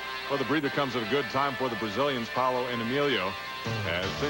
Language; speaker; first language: English; native; English